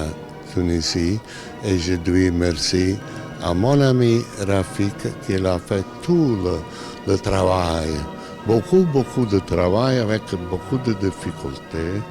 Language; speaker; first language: French; non-native, learner; Italian